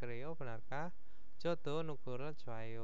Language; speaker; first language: Korean; non-native, fluent; Indonesian